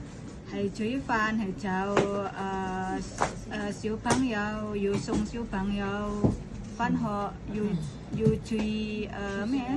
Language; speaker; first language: Cantonese; non-native, learner; Indonesian